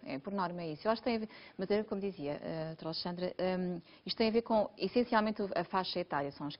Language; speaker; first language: Portuguese; native; Portuguese